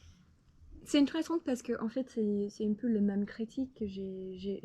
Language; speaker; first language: French; non-native, fluent; English